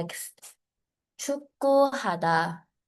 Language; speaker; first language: Korean; non-native, fluent; Filipino